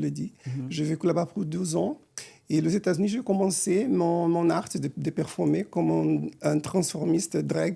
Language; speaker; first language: French; non-native, fluent; Portuguese